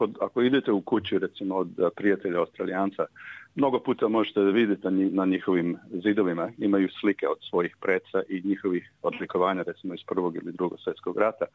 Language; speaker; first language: Serbian; early bilingual, heritage; Serbian